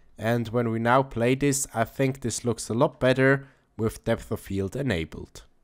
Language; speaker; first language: English; non-native, fluent; German